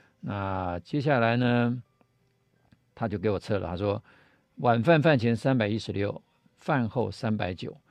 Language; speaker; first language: Chinese; native; Chinese